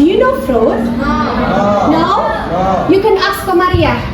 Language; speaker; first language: English; non-native, fluent; Indonesian